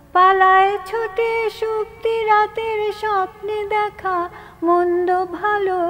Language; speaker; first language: Bangla; native; Bangla